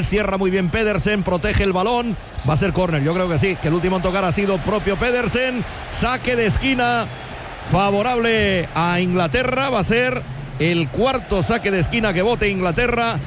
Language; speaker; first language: Spanish; native; Spanish